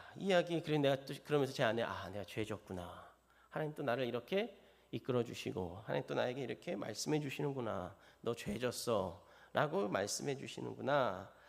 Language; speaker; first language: Korean; native; Korean